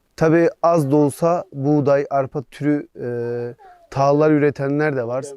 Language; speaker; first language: Turkish; native; Turkish